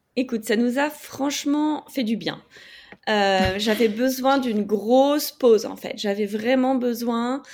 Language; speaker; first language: French; native; French